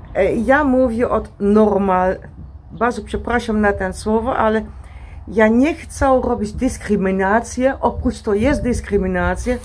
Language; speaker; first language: Polish; non-native, learner; Dutch